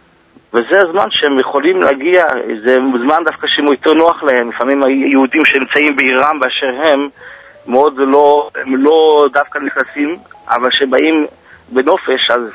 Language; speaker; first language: Hebrew; early bilingual, heritage; Hebrew